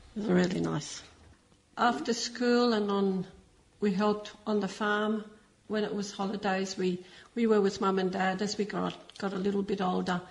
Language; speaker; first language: English; early bilingual, other home language; Maltese